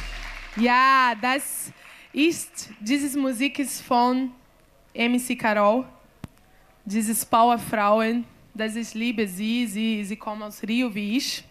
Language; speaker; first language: German; non-native, learner; Portuguese